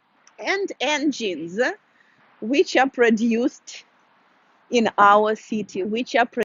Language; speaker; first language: English; non-native, fluent; Russian